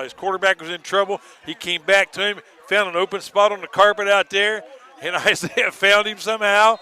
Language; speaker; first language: English; native; English